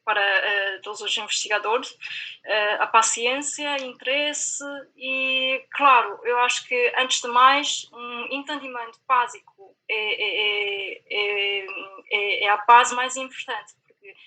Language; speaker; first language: Portuguese; non-native, fluent; Chinese